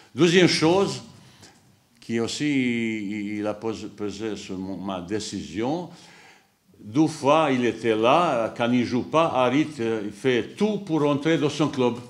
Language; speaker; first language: French; non-native, fluent; Bosnian